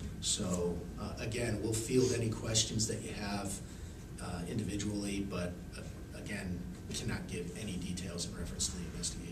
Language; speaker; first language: English; native; English